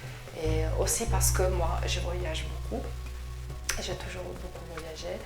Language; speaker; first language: French; non-native, fluent; Italian